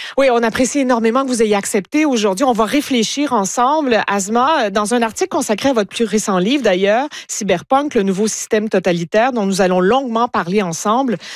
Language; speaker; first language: French; native; French